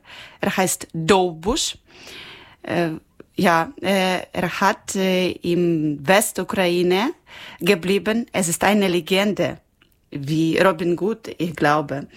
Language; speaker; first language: German; non-native, learner; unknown